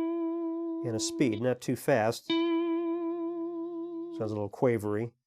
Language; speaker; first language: English; native; English